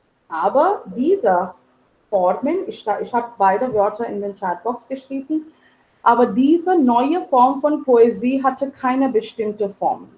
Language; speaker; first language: German; non-native, fluent; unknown